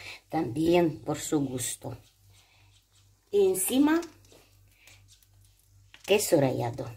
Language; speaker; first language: Spanish; non-native, learner; Ukrainian